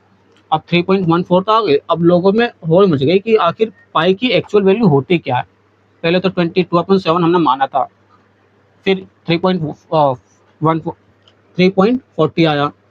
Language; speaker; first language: Hindi; native; Hindi